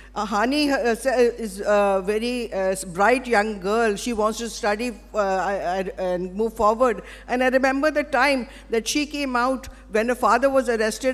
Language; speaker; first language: English; non-native, local second language; Urdu